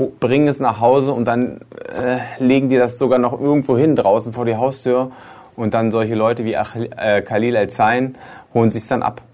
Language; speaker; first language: German; native; German